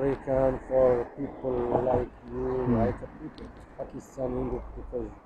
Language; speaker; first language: English; non-native, learner; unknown